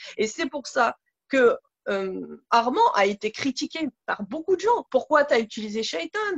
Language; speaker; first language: French; native; French